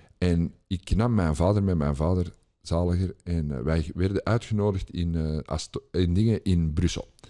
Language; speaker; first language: Dutch; native; Dutch